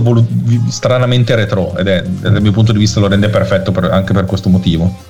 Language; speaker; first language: Italian; native; Italian